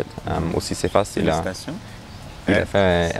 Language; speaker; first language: French; non-native, learner; German